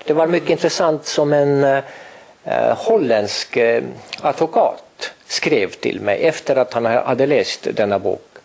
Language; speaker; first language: Swedish; non-native, fluent; Estonian